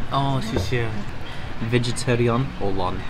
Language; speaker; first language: Turkish; non-native, learner; English